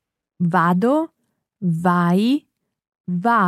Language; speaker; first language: Italian; non-native, learner; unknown